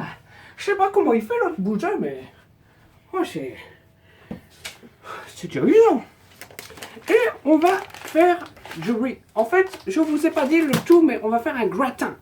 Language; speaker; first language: French; native; French